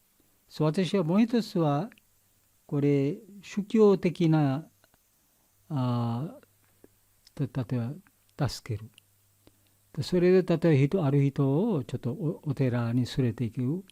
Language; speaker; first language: Japanese; non-native, learner; Bangla